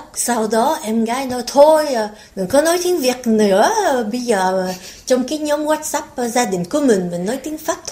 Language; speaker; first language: Vietnamese; early bilingual, heritage; Vietnamese